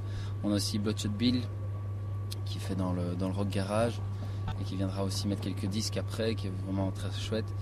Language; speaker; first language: French; native; French